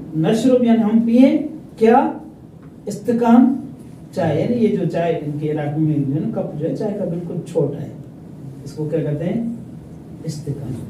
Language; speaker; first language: Urdu; native; Urdu